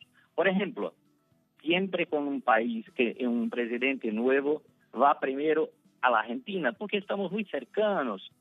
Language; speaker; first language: Spanish; non-native, fluent; Portuguese